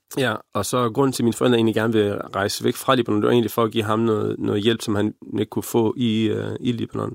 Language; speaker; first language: Danish; early bilingual, other home language; Arabic